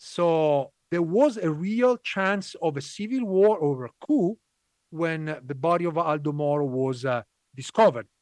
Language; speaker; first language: English; non-native, fluent; Italian